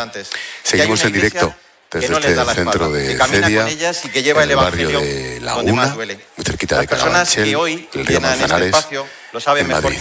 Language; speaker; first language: Spanish; native; Spanish